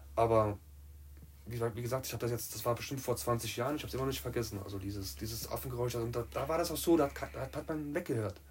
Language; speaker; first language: German; native; German